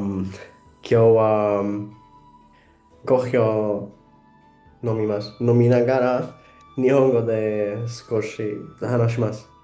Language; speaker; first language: Japanese; non-native, learner; English